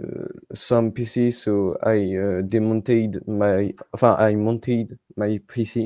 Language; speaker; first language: English; non-native, learner; French